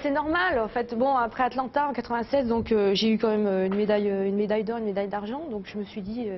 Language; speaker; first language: French; native; French